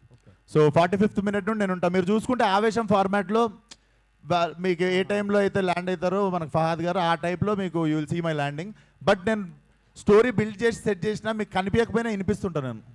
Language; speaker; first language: Telugu; native; Telugu